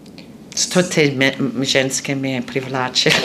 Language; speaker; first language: Slovenian; non-native, fluent; English